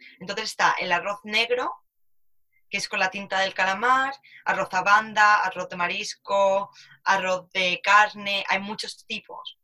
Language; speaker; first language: Spanish; native; Spanish